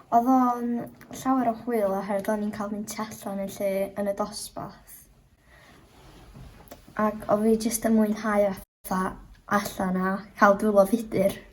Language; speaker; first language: Welsh; native; Welsh